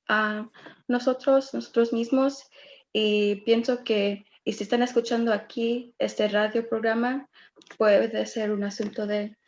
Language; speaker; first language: Spanish; early bilingual, other home language; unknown